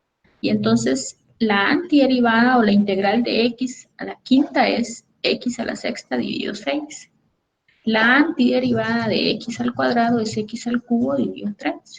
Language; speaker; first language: Spanish; native; Spanish